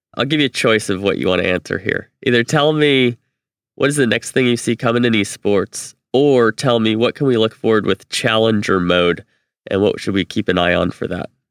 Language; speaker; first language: English; native; English